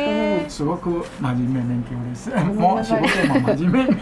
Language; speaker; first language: Japanese; non-native, learner; Chinese